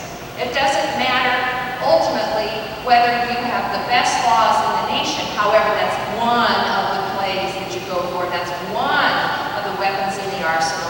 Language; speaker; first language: English; native; English